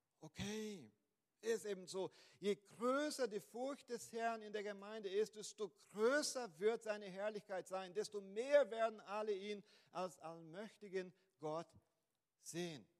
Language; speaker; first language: German; non-native, fluent; Portuguese